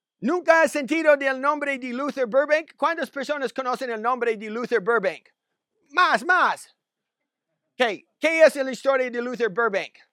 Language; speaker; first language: Spanish; non-native, learner; English